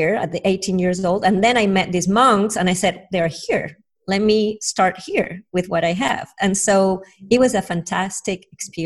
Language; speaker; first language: English; non-native, fluent; Spanish